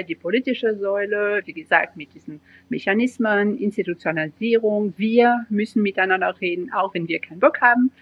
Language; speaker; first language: German; non-native, fluent; French